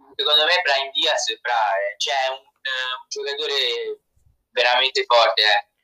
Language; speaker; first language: Italian; early bilingual, other home language; Romanian